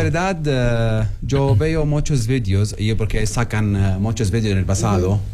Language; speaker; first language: Spanish; non-native, learner; Arabic